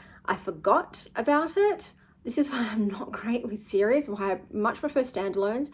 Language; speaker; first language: English; native; English